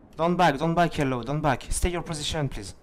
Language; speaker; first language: English; non-native, learner; French